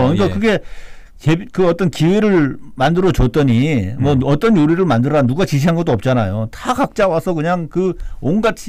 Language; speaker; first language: Korean; native; Korean